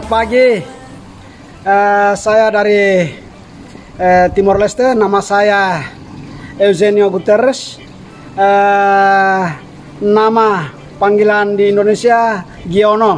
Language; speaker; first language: Indonesian; non-native, learner; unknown